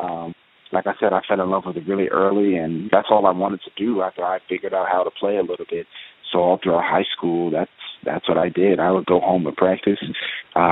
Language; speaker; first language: English; native; English